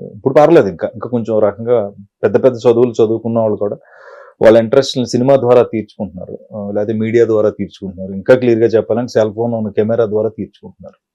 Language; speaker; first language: Telugu; native; Telugu